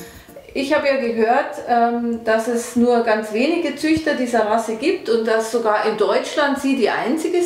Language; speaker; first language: German; native; German